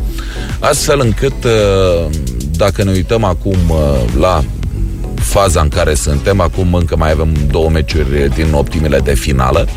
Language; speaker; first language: Romanian; native; Romanian